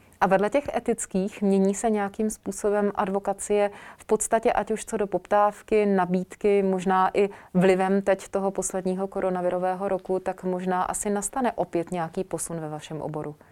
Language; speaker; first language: Czech; native; Czech